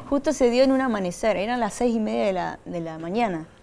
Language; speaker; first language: Spanish; native; Spanish